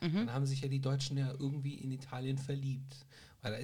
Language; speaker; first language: German; native; German